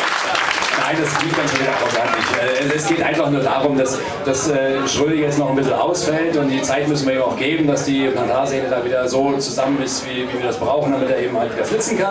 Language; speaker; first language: German; native; German